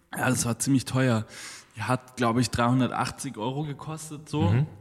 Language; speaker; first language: German; native; German